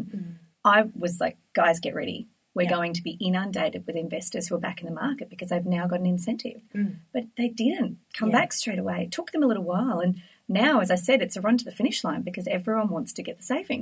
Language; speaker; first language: English; native; English